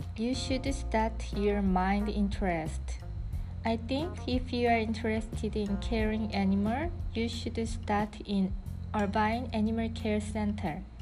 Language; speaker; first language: English; non-native, learner; Korean